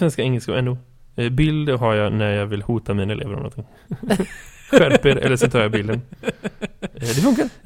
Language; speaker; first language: Swedish; native; Swedish